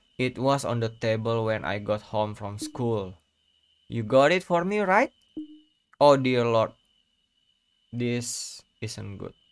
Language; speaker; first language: English; non-native, learner; Indonesian